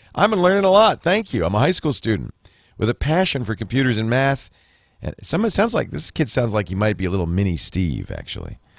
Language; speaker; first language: English; native; English